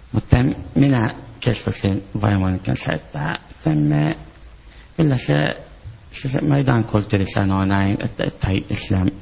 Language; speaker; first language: Finnish; non-native, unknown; Arabic